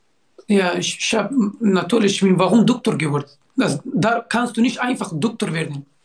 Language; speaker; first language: German; non-native, learner; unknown